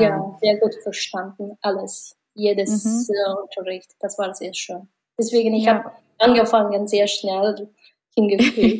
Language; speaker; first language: German; non-native, learner; Mongolian